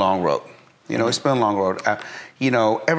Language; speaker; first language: English; early bilingual, other home language; Persian